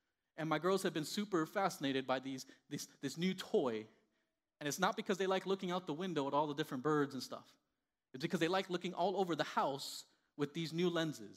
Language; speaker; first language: English; early bilingual, other home language; Spanish